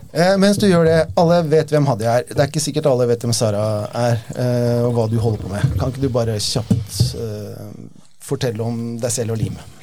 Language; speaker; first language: Norwegian; native; Norwegian